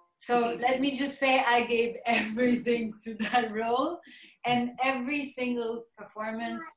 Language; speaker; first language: English; non-native, local second language; French